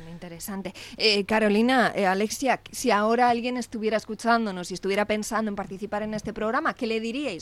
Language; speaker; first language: Spanish; native; Spanish